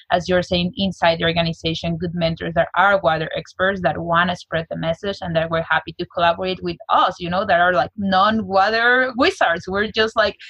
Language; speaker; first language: English; non-native, fluent; Spanish